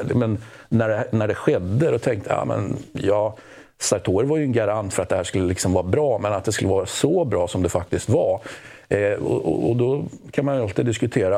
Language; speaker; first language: Swedish; native; Swedish